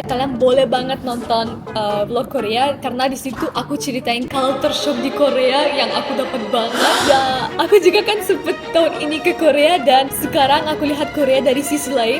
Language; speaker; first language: Indonesian; non-native, fluent; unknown